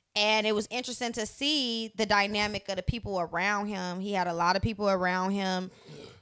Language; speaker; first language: English; native; English